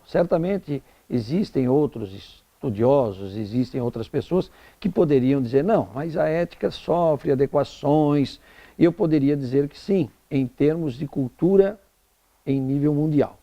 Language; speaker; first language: Portuguese; native; Portuguese